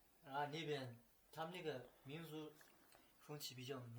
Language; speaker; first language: Chinese; non-native, local second language; Uyghur